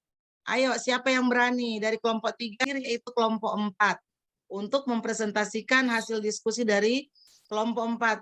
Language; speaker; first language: Indonesian; native; Indonesian